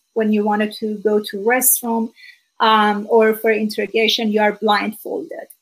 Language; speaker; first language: English; non-native, fluent; Persian